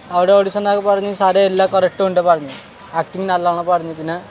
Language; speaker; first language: Malayalam; non-native, local second language; Odia